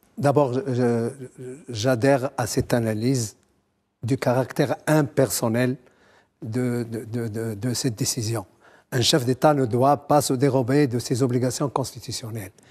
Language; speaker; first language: French; non-native, local second language; Arabic